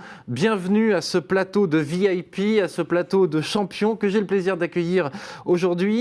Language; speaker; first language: French; native; French